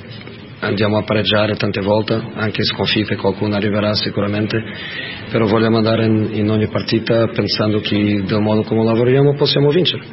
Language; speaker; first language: Italian; non-native, fluent; Portuguese